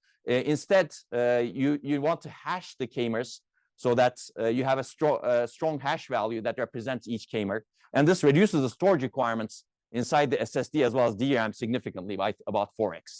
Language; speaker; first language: English; non-native, fluent; Turkish